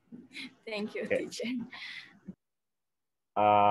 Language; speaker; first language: English; non-native, learner; Spanish